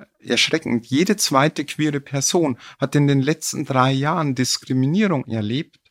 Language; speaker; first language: German; native; German